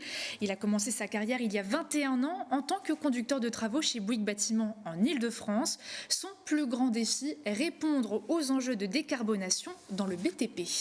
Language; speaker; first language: French; native; French